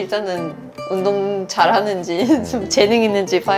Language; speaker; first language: Korean; non-native, fluent; Swedish